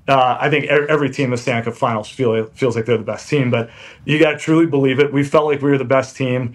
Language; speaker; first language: English; native; English